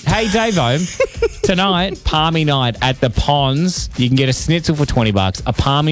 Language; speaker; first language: English; native; English